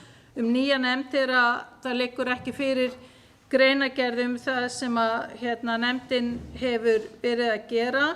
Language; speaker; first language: Icelandic; native; Icelandic